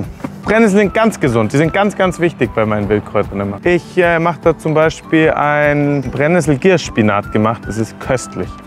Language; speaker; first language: German; native; German